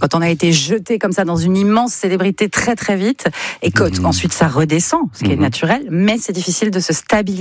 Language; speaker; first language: French; native; French